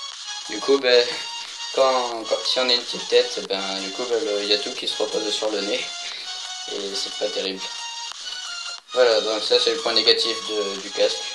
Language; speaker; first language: French; native; French